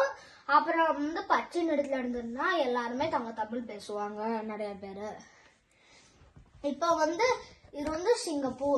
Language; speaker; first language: Tamil; early bilingual, heritage; Tamil